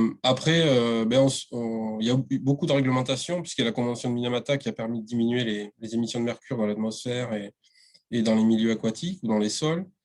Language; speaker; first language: French; native; French